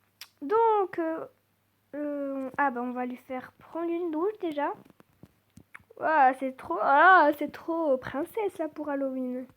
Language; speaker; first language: French; native; French